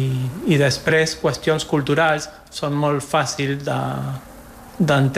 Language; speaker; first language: Catalan; non-native, fluent; Spanish